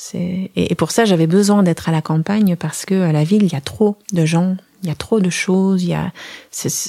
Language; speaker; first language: French; native; French